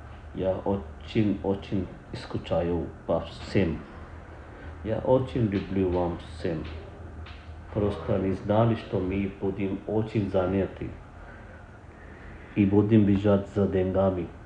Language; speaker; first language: Russian; non-native, learner; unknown